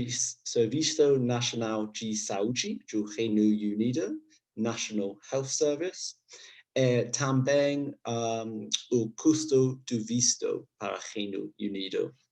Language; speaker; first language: Portuguese; non-native, learner; English